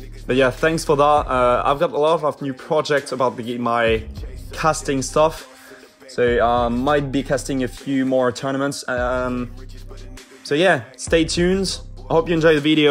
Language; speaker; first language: English; non-native, fluent; French